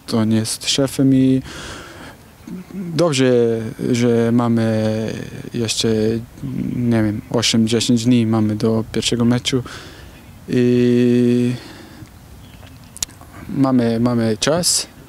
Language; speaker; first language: Polish; non-native, learner; Slovenian